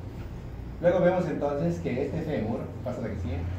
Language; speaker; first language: Spanish; native; Spanish